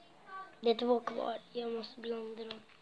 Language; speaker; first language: Swedish; non-native, local second language; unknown